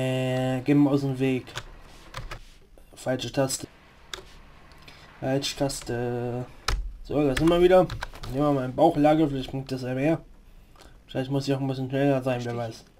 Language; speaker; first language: German; native; German